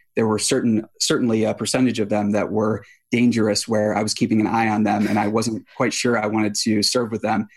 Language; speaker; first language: English; native; English